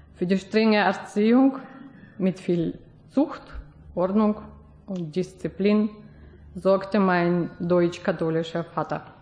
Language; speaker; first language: German; non-native, fluent; Russian